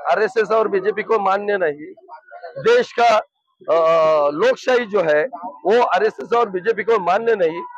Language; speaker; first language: Hindi; non-native, local second language; Marathi